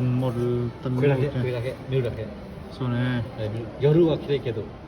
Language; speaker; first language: Japanese; non-native, learner; Hmong